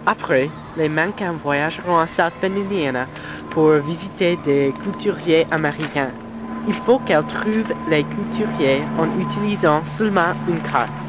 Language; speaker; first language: French; non-native, learner; English